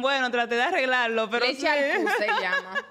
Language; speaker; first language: Spanish; native; Spanish